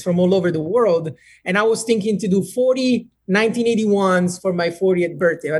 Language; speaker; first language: English; non-native, fluent; Italian